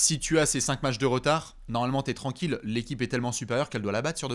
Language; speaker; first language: French; native; French